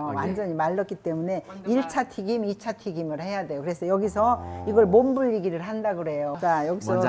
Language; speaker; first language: Korean; native; Korean